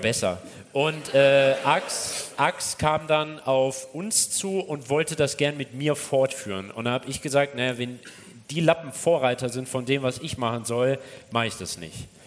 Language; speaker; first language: German; native; German